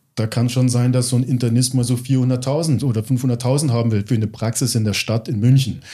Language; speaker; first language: German; early bilingual, other home language; English